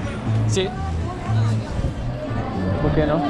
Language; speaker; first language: Spanish; non-native, learner; Swedish